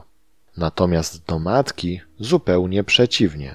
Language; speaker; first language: Polish; native; Polish